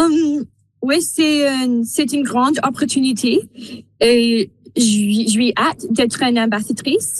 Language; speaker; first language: French; non-native, local second language; English